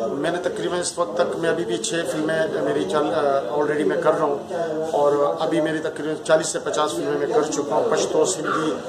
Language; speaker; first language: Urdu; non-native, local second language; Pashto